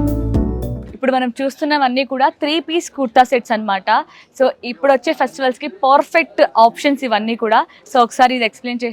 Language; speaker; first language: Telugu; native; Telugu